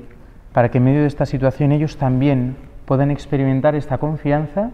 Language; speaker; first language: Spanish; native; Spanish